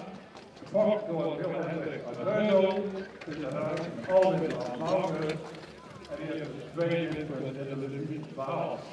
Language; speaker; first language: Dutch; native; Dutch